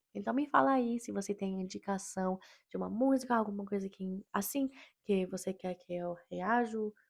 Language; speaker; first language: Portuguese; non-native, fluent; English